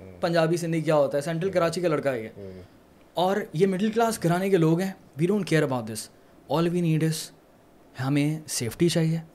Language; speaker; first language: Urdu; native; Urdu